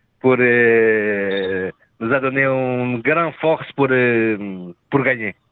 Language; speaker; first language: French; non-native, learner; Portuguese